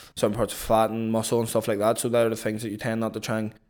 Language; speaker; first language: English; native; English